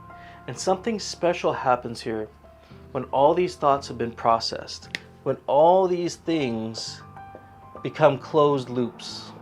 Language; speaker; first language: English; native; English